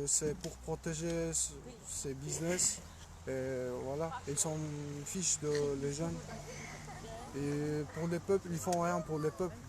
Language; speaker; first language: French; non-native, learner; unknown